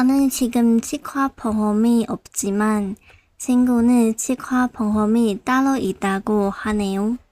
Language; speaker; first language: Korean; non-native, local second language; Chinese